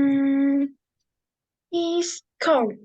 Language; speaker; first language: English; non-native, learner; Vietnamese